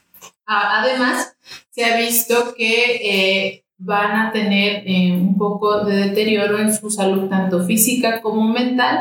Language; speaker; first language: Spanish; native; Spanish